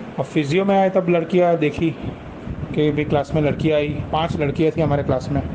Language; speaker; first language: Hindi; non-native, local second language; Gujarati